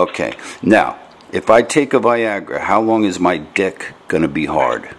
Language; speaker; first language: English; native; English